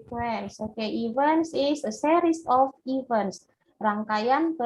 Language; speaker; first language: English; non-native, fluent; Indonesian